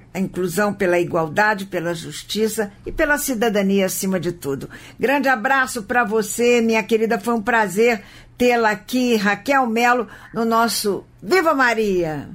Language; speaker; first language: Portuguese; native; Portuguese